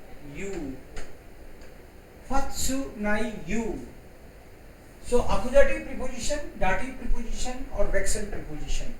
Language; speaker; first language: Hindi; native; Hindi